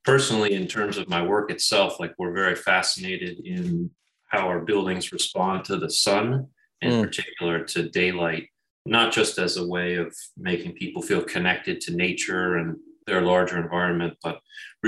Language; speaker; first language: English; native; English